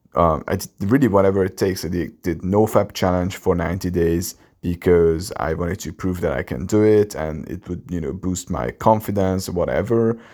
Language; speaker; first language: English; non-native, fluent; Hungarian